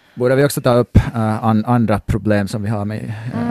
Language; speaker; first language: Swedish; native; Swedish